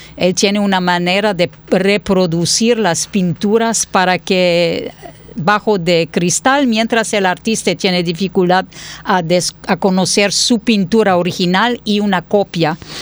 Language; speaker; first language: Spanish; non-native, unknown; French